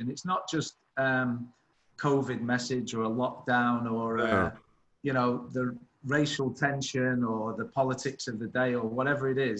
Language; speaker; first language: English; native; English